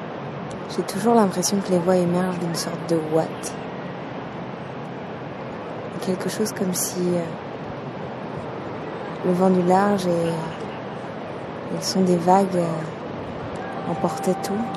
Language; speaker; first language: French; native; French